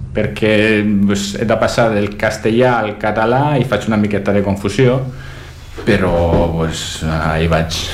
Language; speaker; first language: Catalan; non-native, fluent; Italian